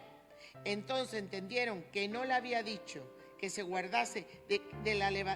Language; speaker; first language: Spanish; native; Spanish